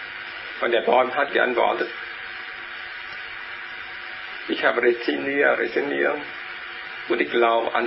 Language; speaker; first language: German; non-native, learner; Vietnamese